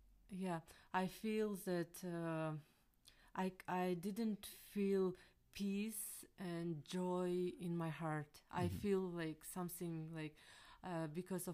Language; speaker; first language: English; non-native, fluent; Kyrgyz